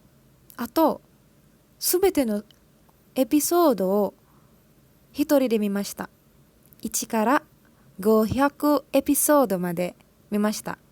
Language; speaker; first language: Japanese; non-native, learner; Malay